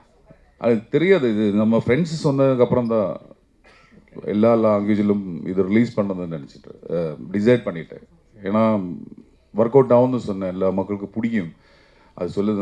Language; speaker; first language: Tamil; non-native, learner; Malayalam